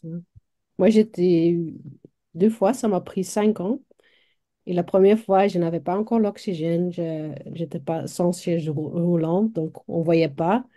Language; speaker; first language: French; non-native, local second language; Dutch